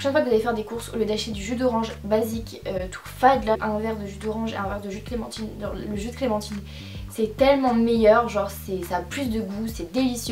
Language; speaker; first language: French; native; French